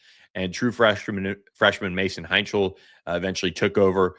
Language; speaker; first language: English; native; English